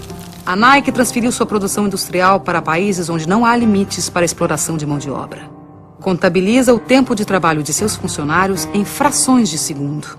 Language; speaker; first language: Portuguese; native; Portuguese